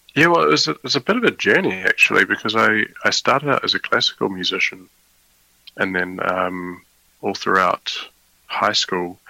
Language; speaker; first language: English; native; English